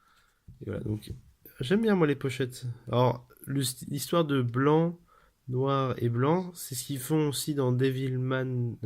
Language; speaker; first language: French; native; French